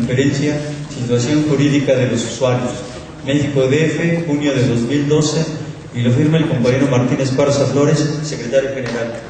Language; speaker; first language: Spanish; native; Spanish